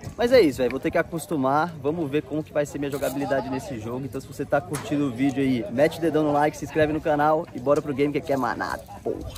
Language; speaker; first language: Portuguese; native; Portuguese